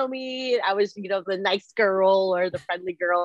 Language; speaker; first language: English; non-native, fluent; Chinese